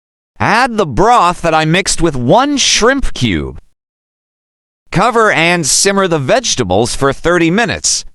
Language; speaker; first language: English; non-native, local second language; Filipino